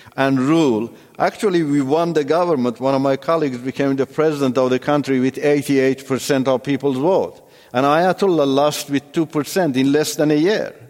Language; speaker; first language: English; non-native, fluent; Turkish